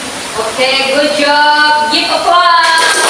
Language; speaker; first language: English; non-native, learner; Indonesian